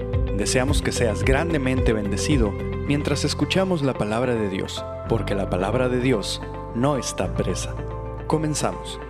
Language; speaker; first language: Spanish; native; Spanish